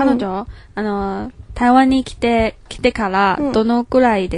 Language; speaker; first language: Japanese; non-native, learner; Chinese